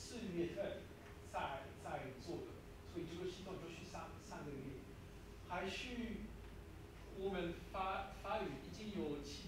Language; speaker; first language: Chinese; non-native, learner; French